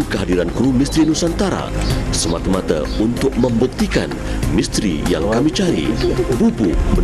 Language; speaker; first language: Malay; native; Malay